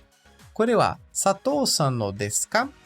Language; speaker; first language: Japanese; non-native, fluent; Portuguese